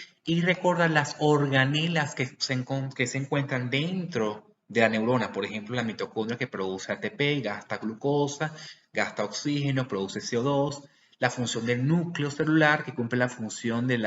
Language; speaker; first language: Spanish; native; Spanish